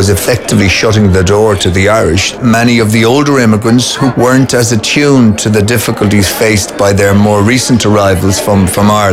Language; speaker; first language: English; native; English